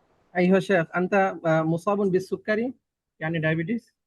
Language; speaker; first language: Arabic; non-native, learner; Bangla